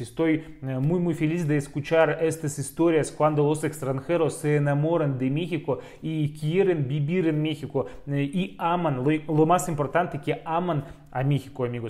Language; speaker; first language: Spanish; non-native, learner; Russian